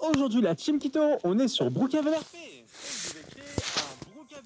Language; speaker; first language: French; native; French